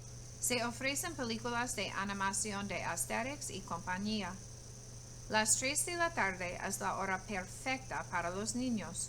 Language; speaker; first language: Spanish; non-native, fluent; English